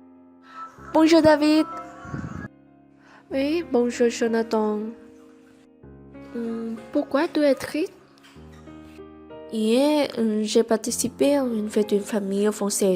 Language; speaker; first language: French; non-native, learner; Vietnamese